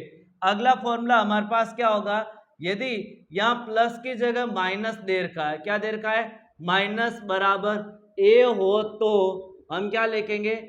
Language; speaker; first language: Hindi; native; Hindi